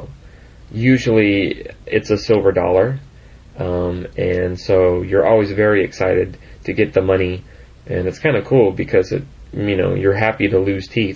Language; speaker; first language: English; native; English